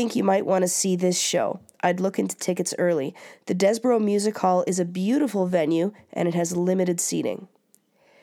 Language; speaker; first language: English; native; English